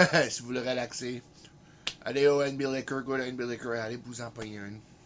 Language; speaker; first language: French; early bilingual, heritage; French